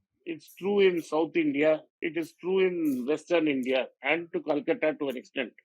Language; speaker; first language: English; non-native, local second language; Tamil